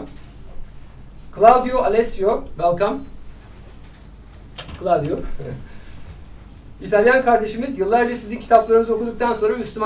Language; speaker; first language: Turkish; native; Turkish